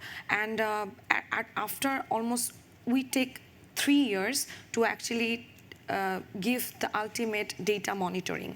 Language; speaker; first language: English; non-native, local second language; Bangla